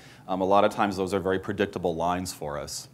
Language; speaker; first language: English; native; English